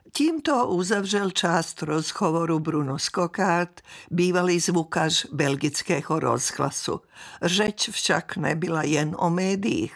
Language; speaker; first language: Czech; native; Czech